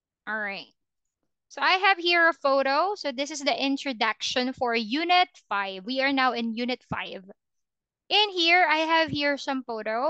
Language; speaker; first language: English; non-native, fluent; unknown